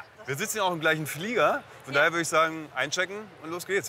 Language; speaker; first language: German; native; German